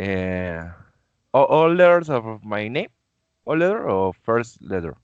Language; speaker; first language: English; non-native, learner; Spanish